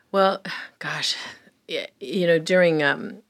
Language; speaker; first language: English; early bilingual, other home language; Filipino